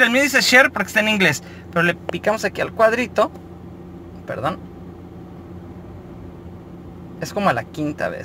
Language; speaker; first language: Spanish; native; Spanish